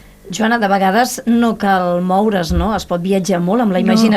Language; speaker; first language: Catalan; native; Catalan